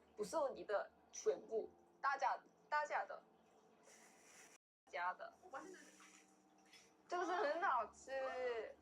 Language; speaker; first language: Chinese; non-native, learner; Korean